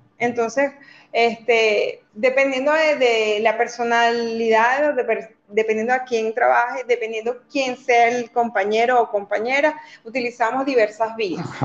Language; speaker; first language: Spanish; native; Spanish